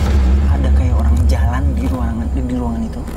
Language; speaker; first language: Indonesian; native; Indonesian